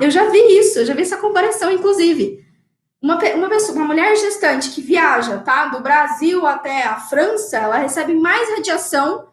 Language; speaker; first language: Portuguese; native; Portuguese